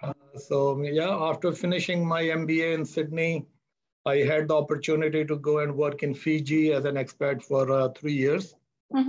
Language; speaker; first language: English; non-native, local second language; Hindi